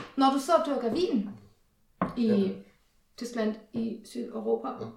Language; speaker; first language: Danish; non-native, fluent; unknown